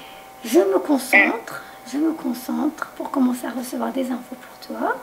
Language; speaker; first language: French; native; French